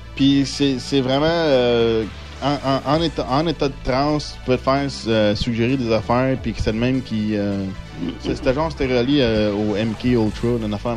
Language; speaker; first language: French; native; French